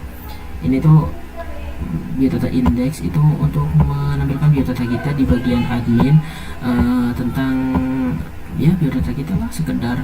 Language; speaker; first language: Indonesian; native; Indonesian